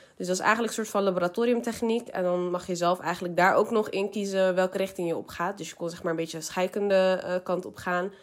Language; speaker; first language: Dutch; early bilingual, other home language; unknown